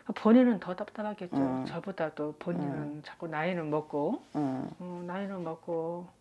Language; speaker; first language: Korean; native; Korean